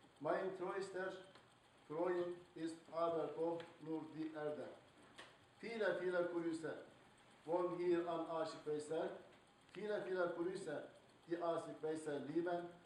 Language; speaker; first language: German; non-native, learner; Turkish